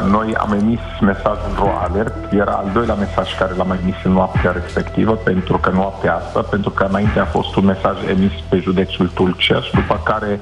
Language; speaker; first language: Romanian; native; Romanian